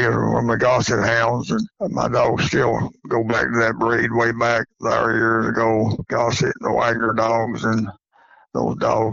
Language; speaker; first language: English; native; English